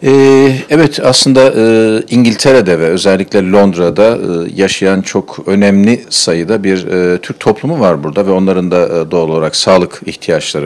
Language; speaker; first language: Turkish; native; Turkish